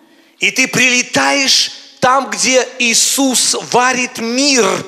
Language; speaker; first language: Polish; non-native, learner; Russian